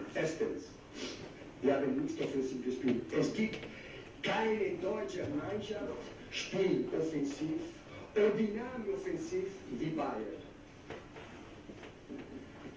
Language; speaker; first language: German; non-native, learner; Italian